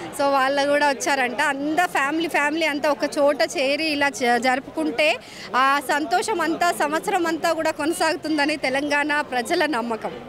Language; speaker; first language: Telugu; native; Telugu